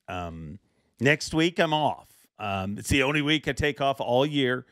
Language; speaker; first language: English; native; English